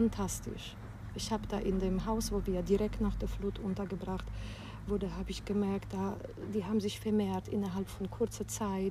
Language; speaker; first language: German; non-native, fluent; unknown